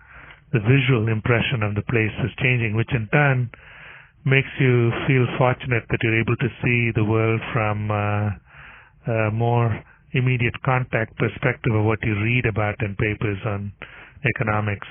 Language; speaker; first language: English; non-native, local second language; Tamil